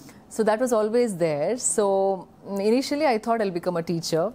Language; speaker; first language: English; non-native, local second language; Telugu